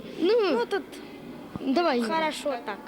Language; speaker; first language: Russian; native; Russian